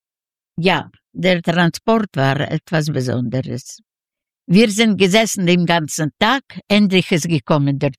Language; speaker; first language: German; non-native, fluent; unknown